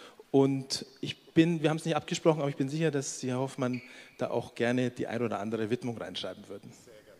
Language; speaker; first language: German; native; German